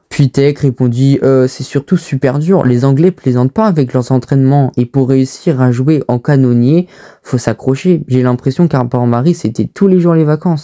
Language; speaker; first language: French; native; French